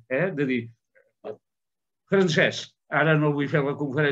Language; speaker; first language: Catalan; native; Catalan